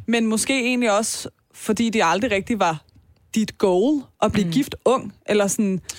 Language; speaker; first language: Danish; early bilingual, other home language; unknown